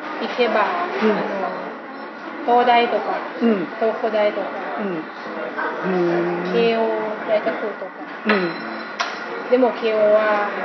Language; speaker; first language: Japanese; non-native, learner; Thai